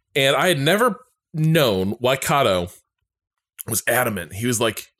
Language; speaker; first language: English; native; English